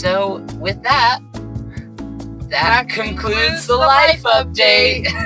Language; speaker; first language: English; native; English